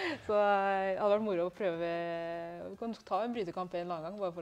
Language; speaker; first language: Norwegian; early bilingual, other home language; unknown